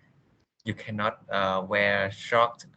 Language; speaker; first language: English; non-native, learner; Vietnamese